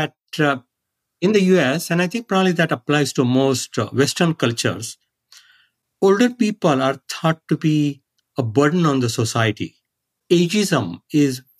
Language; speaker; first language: English; non-native, local second language; Marathi